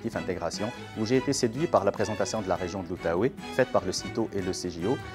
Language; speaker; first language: French; non-native, local second language; Arabic